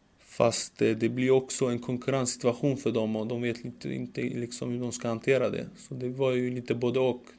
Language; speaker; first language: Swedish; early bilingual, other home language; Macedonian